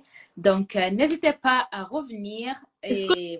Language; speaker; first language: French; non-native, fluent; Gusii